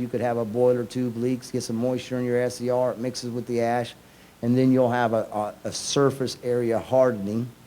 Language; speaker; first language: English; native; English